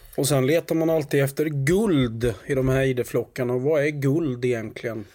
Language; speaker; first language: Swedish; native; Swedish